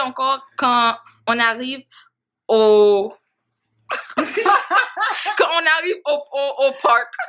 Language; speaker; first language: French; non-native, learner; Haitian Creole